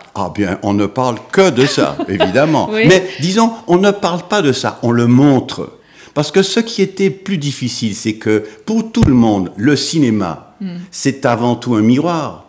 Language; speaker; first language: French; native; French